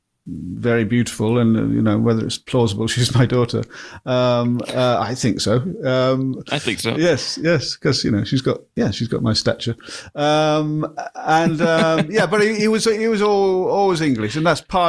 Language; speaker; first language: English; native; English